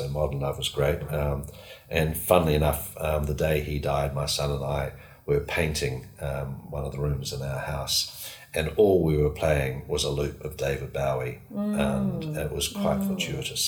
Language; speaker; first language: English; native; English